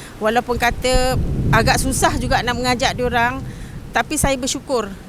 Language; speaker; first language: Malay; native; Malay